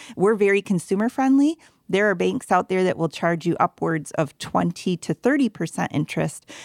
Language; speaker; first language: English; native; English